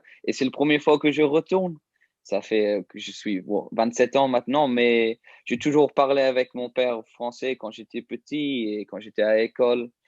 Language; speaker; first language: French; early bilingual, heritage; English